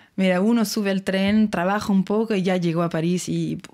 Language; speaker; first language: Spanish; non-native, fluent; French